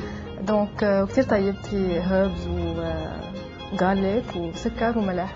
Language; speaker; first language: Arabic; native; Arabic